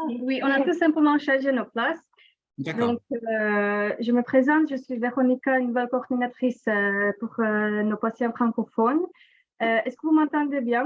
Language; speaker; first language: French; non-native, fluent; Czech